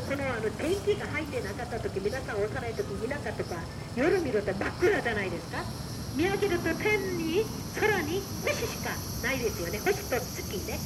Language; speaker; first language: Japanese; non-native, fluent; Korean